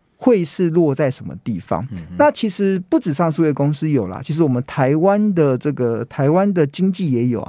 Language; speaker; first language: Chinese; native; Chinese